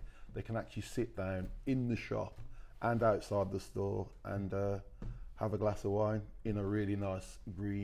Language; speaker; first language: English; native; English